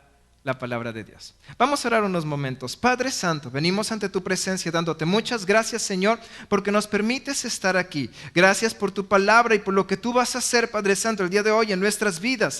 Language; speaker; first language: Spanish; native; Spanish